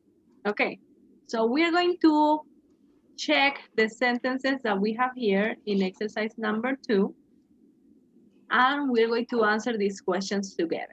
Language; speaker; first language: English; non-native, fluent; Spanish